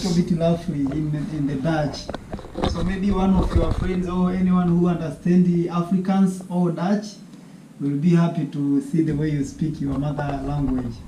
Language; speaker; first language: English; non-native, local second language; Swahili